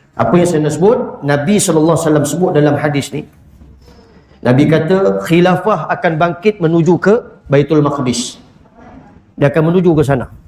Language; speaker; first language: Malay; native; Malay